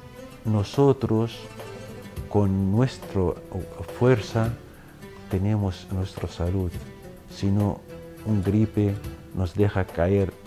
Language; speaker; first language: Spanish; non-native, fluent; Arabic